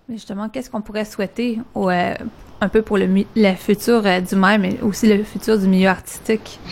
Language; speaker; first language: French; early bilingual, other home language; Arabic